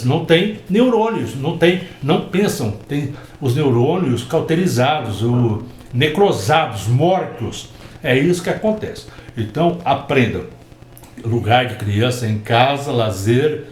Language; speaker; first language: Portuguese; native; Portuguese